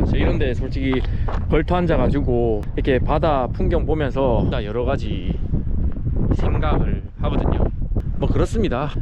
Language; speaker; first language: Korean; native; Korean